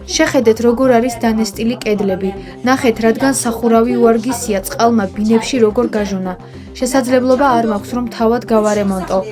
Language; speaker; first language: Georgian; non-native, local second language; Azerbaijani